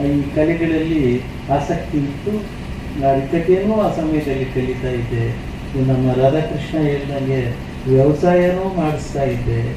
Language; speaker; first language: Kannada; non-native, local second language; Telugu